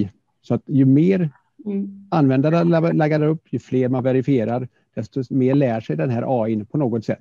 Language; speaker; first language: Swedish; native; Swedish